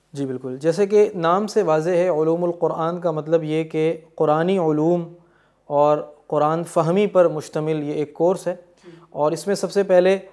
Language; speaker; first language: Urdu; native; Urdu